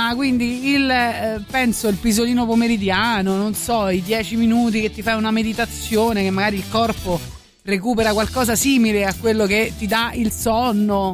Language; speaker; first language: Italian; native; Italian